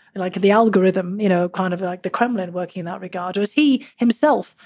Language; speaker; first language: English; native; English